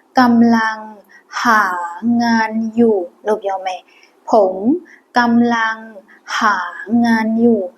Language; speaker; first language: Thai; non-native, fluent; Burmese